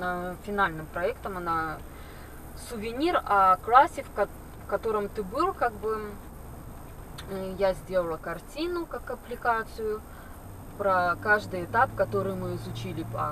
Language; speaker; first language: Russian; native; Russian